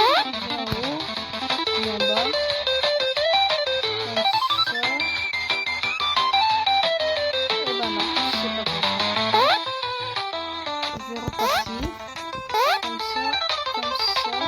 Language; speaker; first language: French; native; French